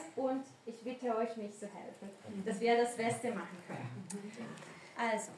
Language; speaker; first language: German; non-native, learner; Spanish